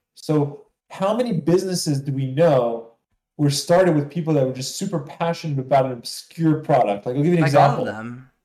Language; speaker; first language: English; non-native, fluent; Hebrew